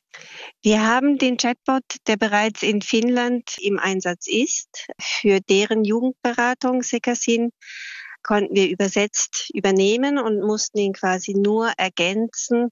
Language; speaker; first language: German; native; German